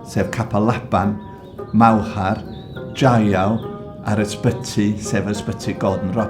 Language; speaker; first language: Welsh; native; Welsh